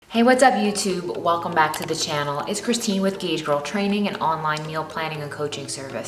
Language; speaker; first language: English; native; English